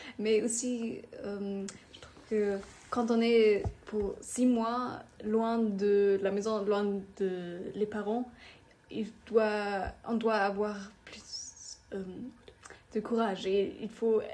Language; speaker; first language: French; non-native, learner; German